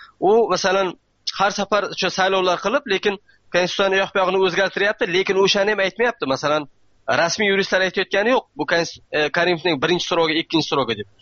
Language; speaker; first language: Uzbek; native; Uzbek